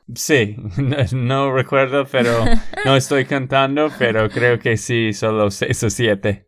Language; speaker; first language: Spanish; non-native, fluent; English